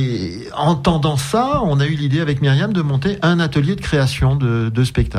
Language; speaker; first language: French; native; French